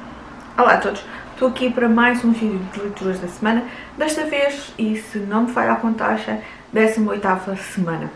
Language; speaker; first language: Portuguese; native; Portuguese